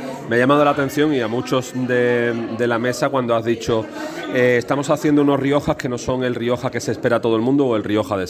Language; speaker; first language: Spanish; native; Spanish